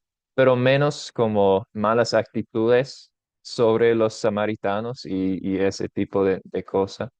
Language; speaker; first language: Spanish; non-native, fluent; English